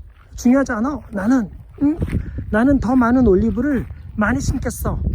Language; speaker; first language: Korean; native; Korean